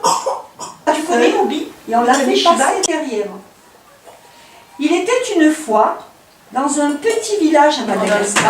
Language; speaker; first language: French; native; French